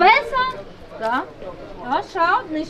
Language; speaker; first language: German; non-native, learner; Portuguese